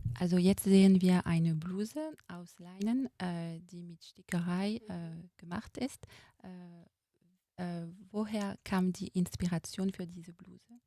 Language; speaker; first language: German; non-native, fluent; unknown